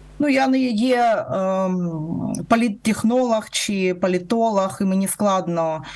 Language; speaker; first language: Ukrainian; non-native, local second language; Russian